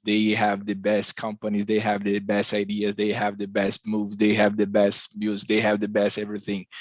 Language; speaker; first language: English; non-native, learner; Portuguese